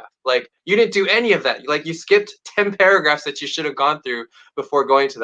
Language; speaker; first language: English; native; English